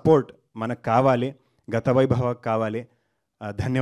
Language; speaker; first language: Telugu; non-native, learner; Kannada